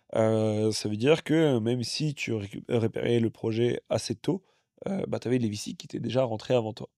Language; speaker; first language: French; non-native, fluent; Russian